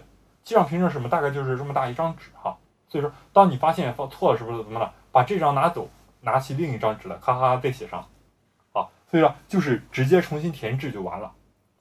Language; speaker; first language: Chinese; native; Chinese